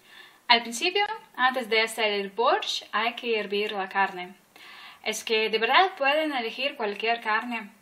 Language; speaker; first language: Spanish; non-native, fluent; Ukrainian